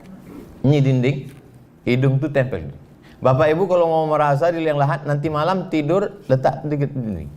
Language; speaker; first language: Indonesian; native; Indonesian